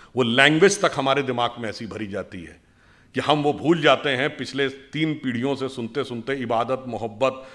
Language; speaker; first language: Hindi; native; Hindi